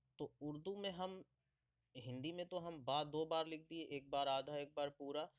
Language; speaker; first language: Hindi; native; Hindi